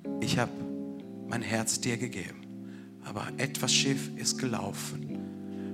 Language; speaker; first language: German; non-native, fluent; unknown